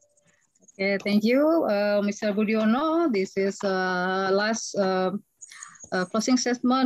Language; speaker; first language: English; non-native, fluent; Indonesian